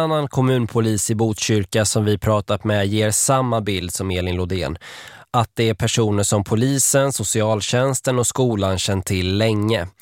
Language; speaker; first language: Swedish; native; Swedish